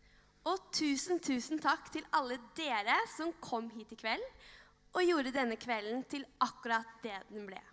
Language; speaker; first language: Norwegian; native; Norwegian